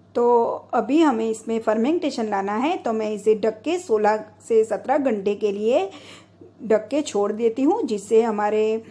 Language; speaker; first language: Hindi; non-native, local second language; Gujarati